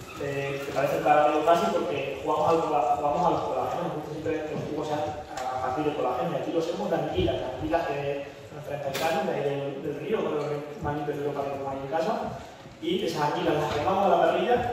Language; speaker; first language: Spanish; native; Spanish